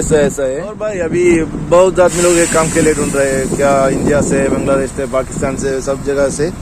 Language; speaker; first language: Hindi; non-native, local second language; Malayalam